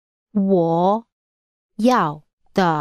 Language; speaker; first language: Chinese; non-native, learner; English